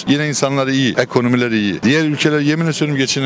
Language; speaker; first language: Turkish; native; Turkish